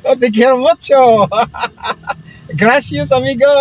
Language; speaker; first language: Spanish; non-native, learner; Bikol